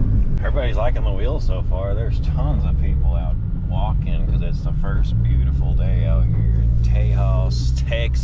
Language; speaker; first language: English; native; English